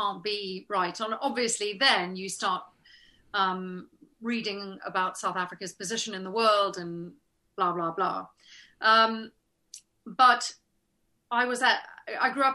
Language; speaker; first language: English; native; English